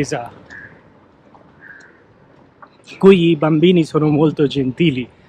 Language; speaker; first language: Italian; non-native, fluent; Bangla